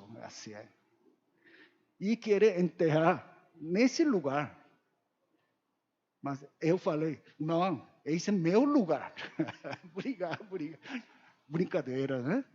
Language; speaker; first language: Portuguese; non-native, learner; Korean